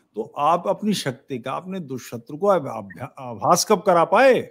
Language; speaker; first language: Hindi; native; Hindi